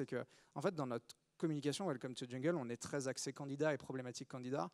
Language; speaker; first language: French; native; French